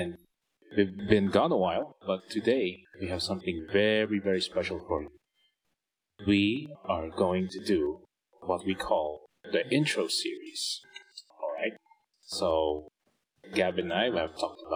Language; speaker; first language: English; non-native, local second language; Filipino